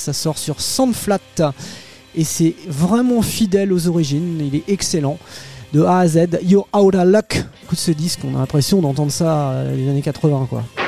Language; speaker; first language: French; native; French